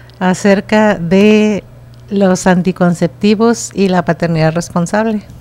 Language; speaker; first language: Spanish; native; Spanish